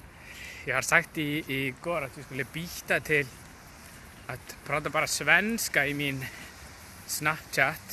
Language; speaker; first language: Swedish; non-native, learner; Icelandic